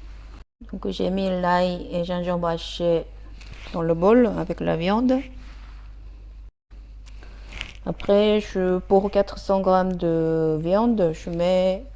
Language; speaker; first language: French; non-native, fluent; Korean